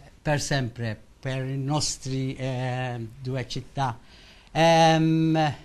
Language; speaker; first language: Italian; non-native, learner; Maltese